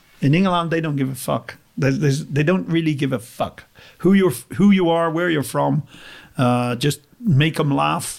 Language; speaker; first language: English; native; English